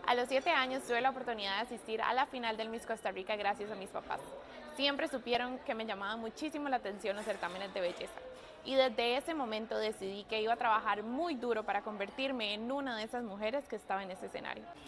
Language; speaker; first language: Spanish; native; Spanish